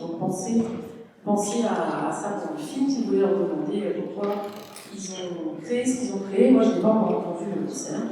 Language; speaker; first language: French; native; French